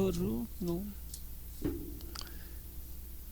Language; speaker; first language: French; non-native, fluent; Spanish